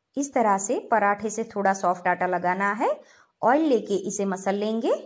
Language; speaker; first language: Hindi; non-native, local second language; Gujarati